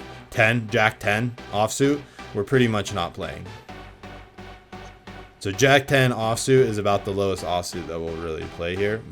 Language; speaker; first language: English; native; English